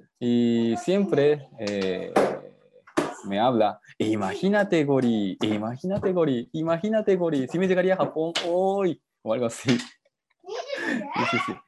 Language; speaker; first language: Spanish; non-native, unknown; Japanese